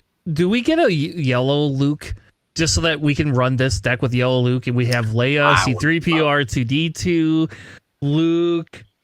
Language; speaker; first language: English; native; English